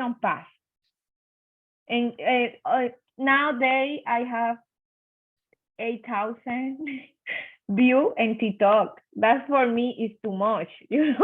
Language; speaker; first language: English; non-native, learner; Spanish